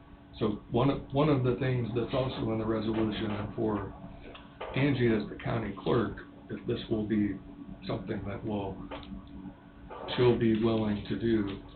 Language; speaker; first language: English; native; English